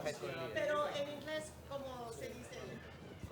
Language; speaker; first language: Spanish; non-native, learner; English